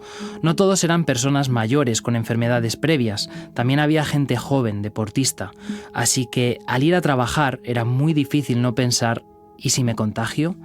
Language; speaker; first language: Spanish; native; Spanish